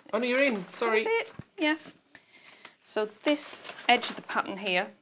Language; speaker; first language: English; native; English